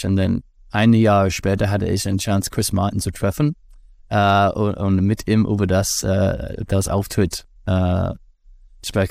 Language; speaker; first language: German; non-native, learner; English